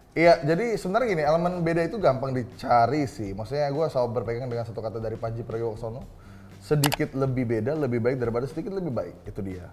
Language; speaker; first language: Indonesian; native; Indonesian